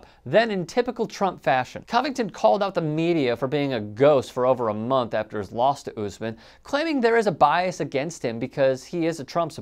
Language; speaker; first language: English; native; English